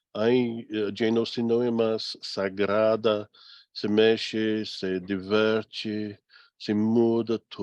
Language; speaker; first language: Portuguese; non-native, fluent; English